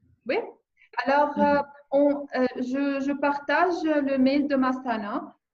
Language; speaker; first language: French; non-native, learner; English